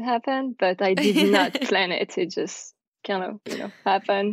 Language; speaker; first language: English; non-native, fluent; French